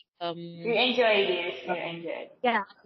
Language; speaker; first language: English; non-native, learner; Indonesian